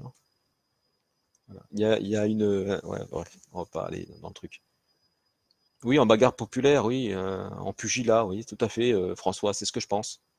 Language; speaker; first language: French; native; French